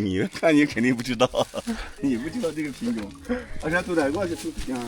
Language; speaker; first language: Chinese; native; Chinese